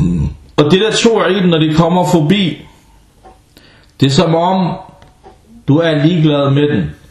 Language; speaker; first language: Danish; non-native, fluent; Arabic